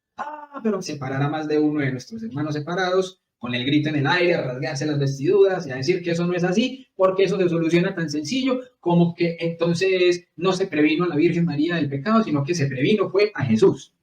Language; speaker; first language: Spanish; native; Spanish